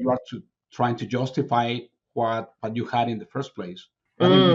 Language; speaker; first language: English; non-native, fluent; Spanish